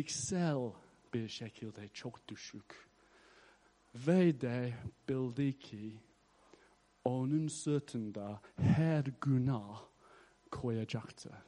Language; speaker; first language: Turkish; non-native, fluent; English